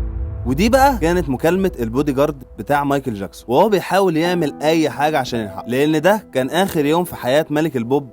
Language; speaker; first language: Arabic; native; Arabic